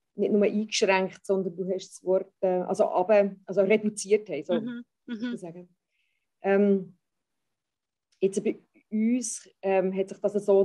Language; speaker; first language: German; native; German